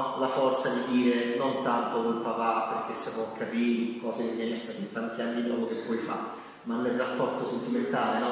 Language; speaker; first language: Italian; native; Italian